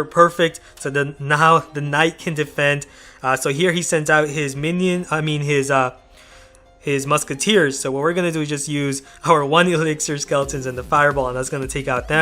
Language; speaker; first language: English; native; English